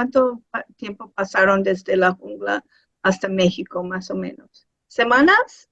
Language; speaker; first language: Spanish; non-native, fluent; English